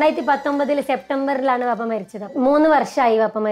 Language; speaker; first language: Malayalam; native; Malayalam